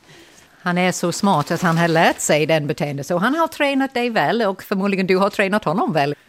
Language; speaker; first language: Swedish; non-native, fluent; English